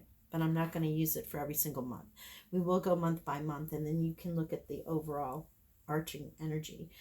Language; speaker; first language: English; native; English